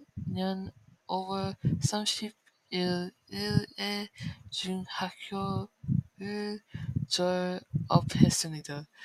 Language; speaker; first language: Korean; non-native, learner; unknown